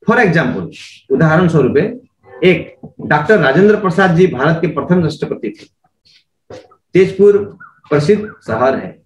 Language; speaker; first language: Hindi; non-native, local second language; Assamese